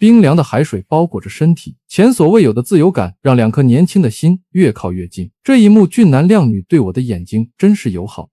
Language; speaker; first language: Chinese; native; Chinese